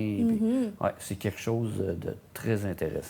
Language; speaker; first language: French; native; French